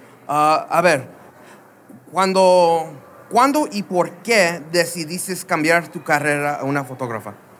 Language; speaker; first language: Spanish; early bilingual, heritage; Spanish